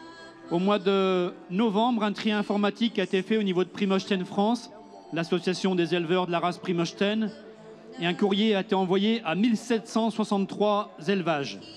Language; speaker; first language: French; native; French